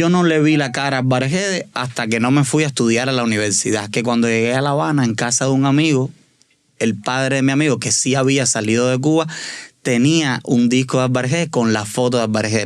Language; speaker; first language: Spanish; native; Spanish